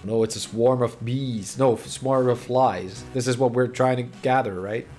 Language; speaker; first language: English; non-native, fluent; Finnish